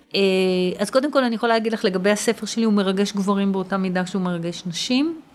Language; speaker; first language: Hebrew; native; Hebrew